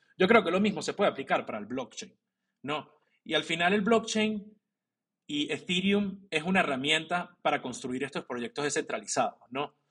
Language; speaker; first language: Spanish; native; Spanish